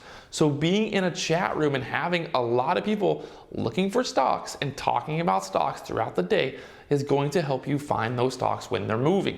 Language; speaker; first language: English; native; English